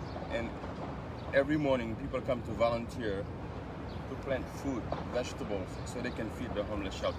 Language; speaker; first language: English; non-native, fluent; Wolof